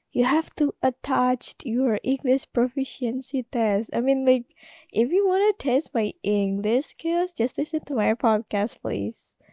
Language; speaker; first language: English; non-native, learner; Indonesian